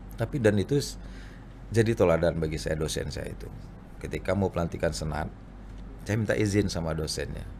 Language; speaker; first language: Indonesian; non-native, local second language; Minangkabau